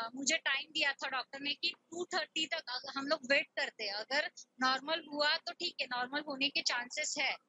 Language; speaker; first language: Hindi; non-native, local second language; Marathi